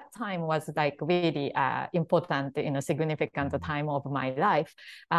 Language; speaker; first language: English; non-native, fluent; Japanese